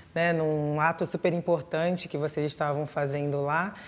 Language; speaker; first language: Portuguese; native; Portuguese